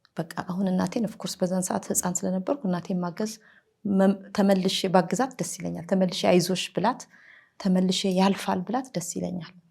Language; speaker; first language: Amharic; native; Amharic